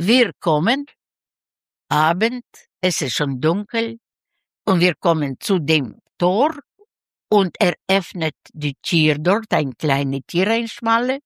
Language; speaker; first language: German; non-native, learner; Russian